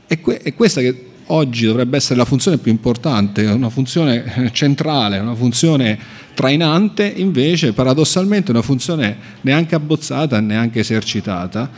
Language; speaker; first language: Italian; native; Italian